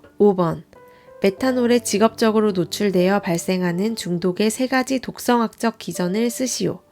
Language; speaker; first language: Korean; native; Korean